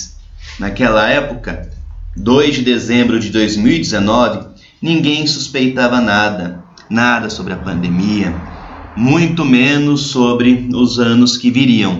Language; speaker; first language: Portuguese; native; Portuguese